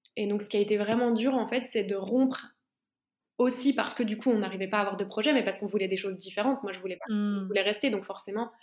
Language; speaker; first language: French; native; French